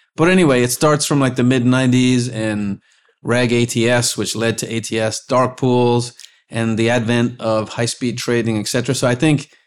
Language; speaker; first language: English; native; English